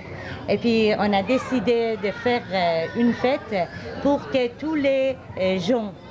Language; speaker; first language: French; non-native, fluent; Persian